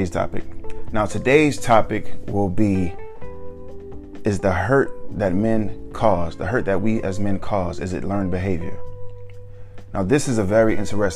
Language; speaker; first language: English; native; English